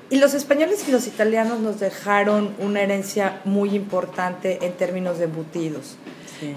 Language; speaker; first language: Spanish; native; Spanish